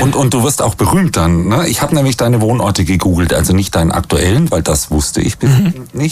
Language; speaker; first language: German; native; German